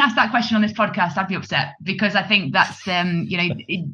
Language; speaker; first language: English; native; English